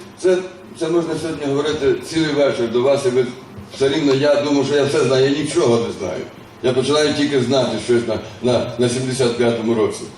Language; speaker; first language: Ukrainian; native; Ukrainian